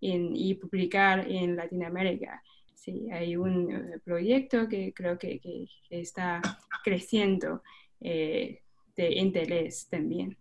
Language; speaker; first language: Spanish; non-native, fluent; Chinese